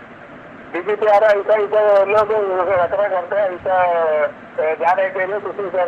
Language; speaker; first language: Hindi; non-native, local second language; Malayalam